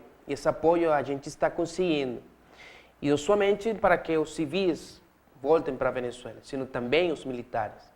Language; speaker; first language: Portuguese; non-native, learner; Spanish